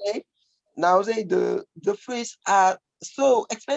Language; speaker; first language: English; non-native, learner; French